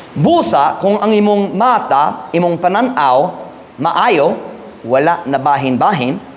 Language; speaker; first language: Cebuano; non-native, fluent; English